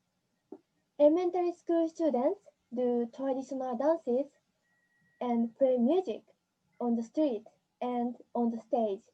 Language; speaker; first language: English; non-native, learner; Japanese